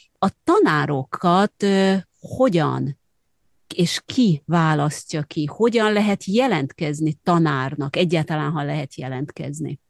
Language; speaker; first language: Hungarian; native; Hungarian